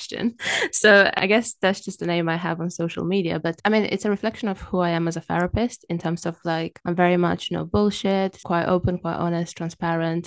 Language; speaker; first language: English; non-native, fluent; Romanian